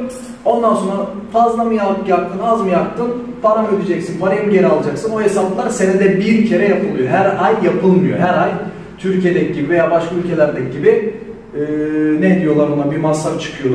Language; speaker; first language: Turkish; native; Turkish